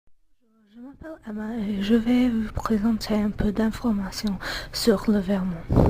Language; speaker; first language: French; non-native, fluent; English